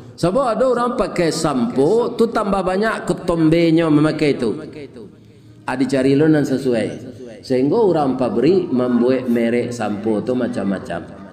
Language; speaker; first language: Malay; non-native, local second language; Minangkabau